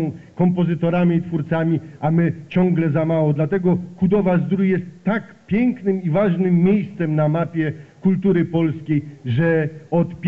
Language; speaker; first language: Polish; native; Polish